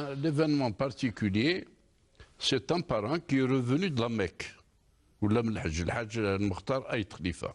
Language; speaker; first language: French; non-native, local second language; Kabyle